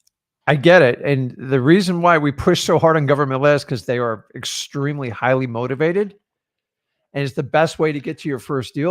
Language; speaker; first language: English; native; English